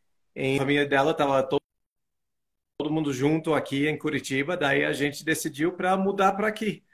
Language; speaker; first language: Portuguese; non-native, fluent; English